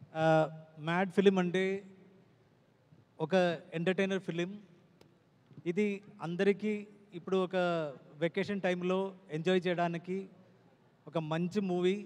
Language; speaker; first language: Telugu; non-native, learner; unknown